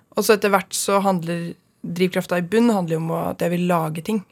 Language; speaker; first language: Norwegian; native; Norwegian